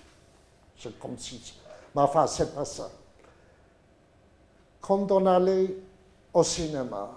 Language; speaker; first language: French; non-native, fluent; Yiddish